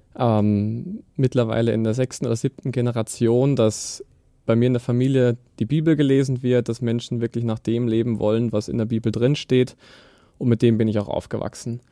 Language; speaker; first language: German; native; German